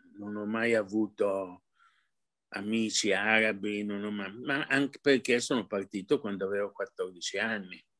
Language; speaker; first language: Italian; early bilingual, heritage; Arabic